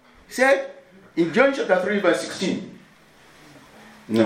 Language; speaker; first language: English; non-native, local second language; Yoruba